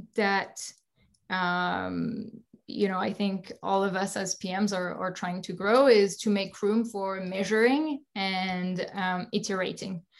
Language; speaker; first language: English; non-native, fluent; French